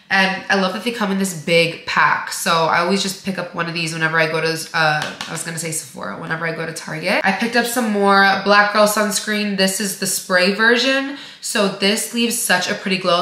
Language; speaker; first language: English; native; English